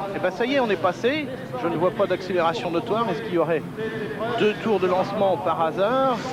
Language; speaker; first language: French; native; French